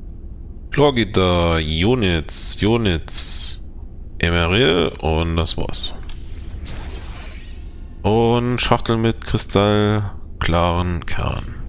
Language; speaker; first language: German; native; German